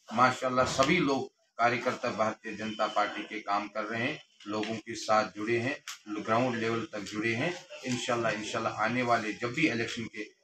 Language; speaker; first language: Hindi; non-native, local second language; Kashmiri